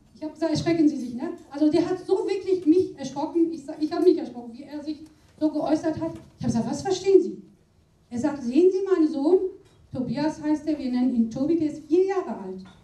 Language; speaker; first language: German; non-native, fluent; Aramaic